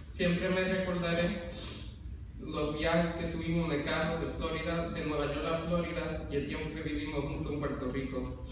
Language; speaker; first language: Spanish; early bilingual, other home language; English